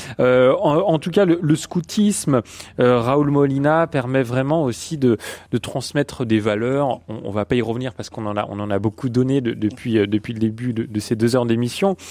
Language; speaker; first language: French; native; French